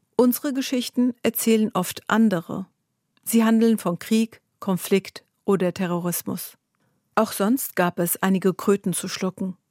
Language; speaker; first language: German; early bilingual, other home language; Zaza